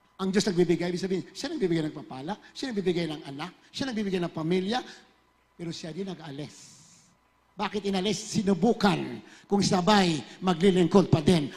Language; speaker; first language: Filipino; native; Filipino